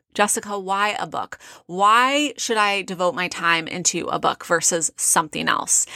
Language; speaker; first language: English; native; English